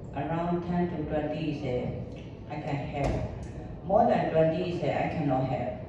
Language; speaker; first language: English; non-native, learner; Burmese